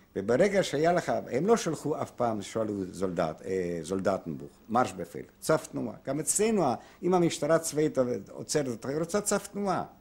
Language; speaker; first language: Hebrew; non-native, fluent; Polish